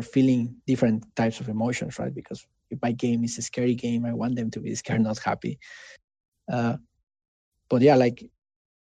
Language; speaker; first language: English; non-native, fluent; Spanish